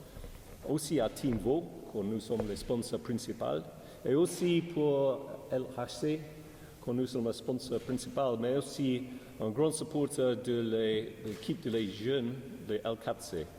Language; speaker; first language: French; non-native, learner; English